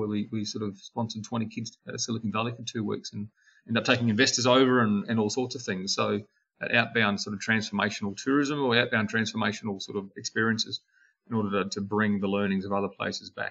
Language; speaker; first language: English; native; English